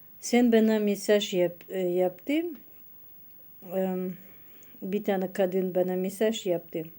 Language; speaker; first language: Turkish; non-native, learner; Russian